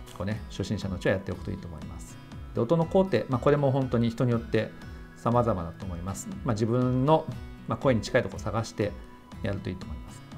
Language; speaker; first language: Japanese; native; Japanese